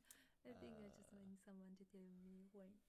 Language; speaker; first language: English; non-native, fluent; Japanese